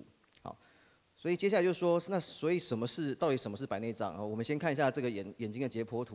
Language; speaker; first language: Chinese; native; Chinese